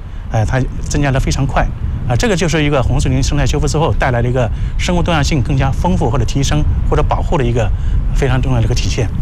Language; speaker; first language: Chinese; native; Chinese